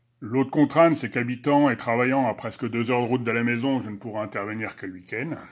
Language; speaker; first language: French; native; French